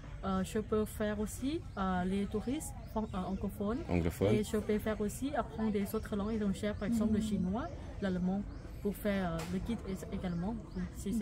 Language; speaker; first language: French; non-native, fluent; Thai